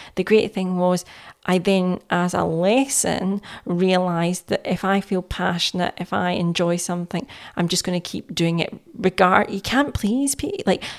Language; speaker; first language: English; native; English